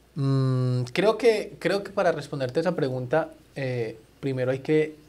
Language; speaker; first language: Spanish; native; Spanish